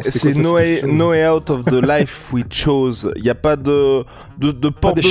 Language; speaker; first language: French; native; French